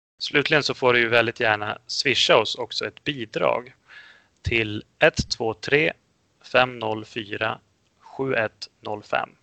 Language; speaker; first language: Swedish; early bilingual, other home language; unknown